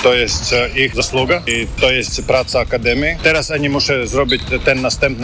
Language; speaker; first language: Polish; non-native, fluent; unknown